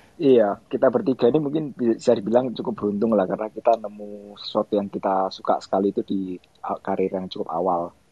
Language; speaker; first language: Indonesian; native; Indonesian